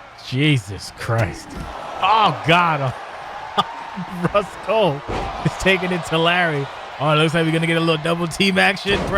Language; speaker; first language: English; native; English